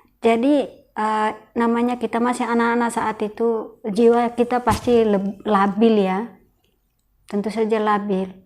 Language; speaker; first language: Indonesian; non-native, local second language; Tetum